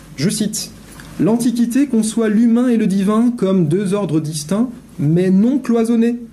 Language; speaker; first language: French; native; French